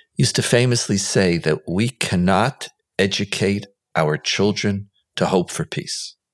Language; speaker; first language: English; non-native, fluent; Hebrew